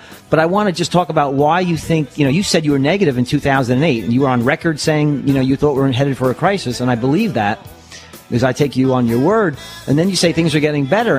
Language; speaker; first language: English; native; English